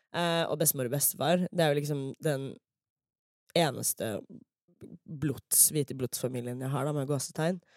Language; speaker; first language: Norwegian; early bilingual, other home language; English